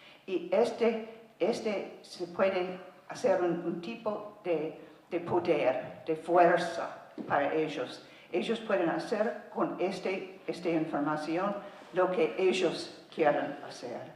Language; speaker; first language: Spanish; non-native, fluent; English